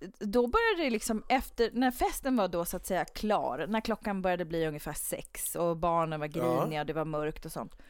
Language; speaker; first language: Swedish; native; Swedish